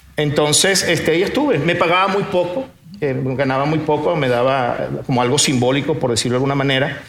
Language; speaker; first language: Spanish; early bilingual, other home language; Portuguese